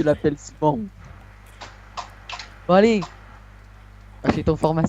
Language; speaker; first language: French; native; French